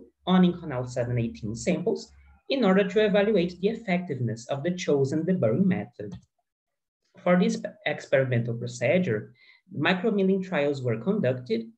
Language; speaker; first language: English; non-native, fluent; Portuguese